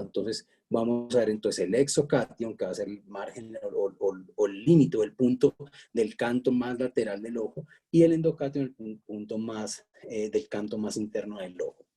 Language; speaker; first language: Spanish; native; Spanish